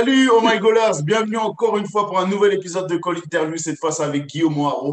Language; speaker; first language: French; native; French